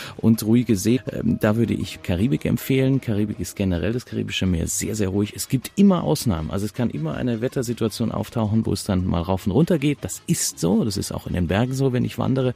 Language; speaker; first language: German; native; German